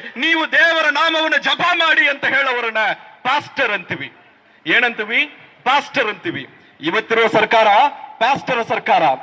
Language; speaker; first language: Kannada; non-native, local second language; Tamil